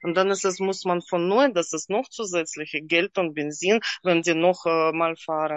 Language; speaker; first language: German; non-native, learner; Russian